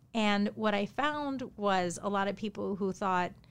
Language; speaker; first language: English; early bilingual, other home language; Japanese